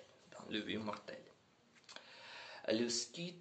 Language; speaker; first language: French; non-native, learner; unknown